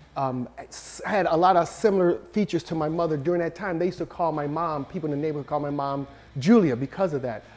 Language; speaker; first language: English; native; English